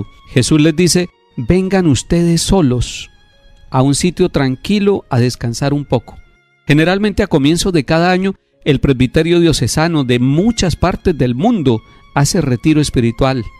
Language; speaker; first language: Spanish; native; Spanish